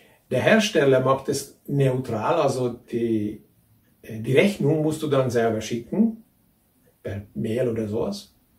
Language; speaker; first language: German; non-native, fluent; Hungarian